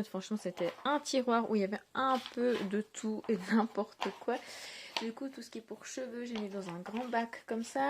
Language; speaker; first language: French; native; French